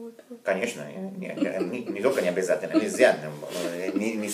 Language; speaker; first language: Russian; native; Russian